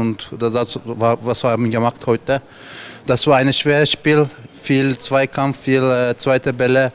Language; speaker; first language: German; non-native, learner; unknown